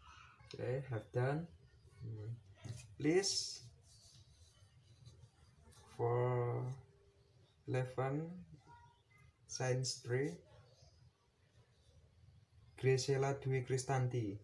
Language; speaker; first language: English; non-native, learner; Indonesian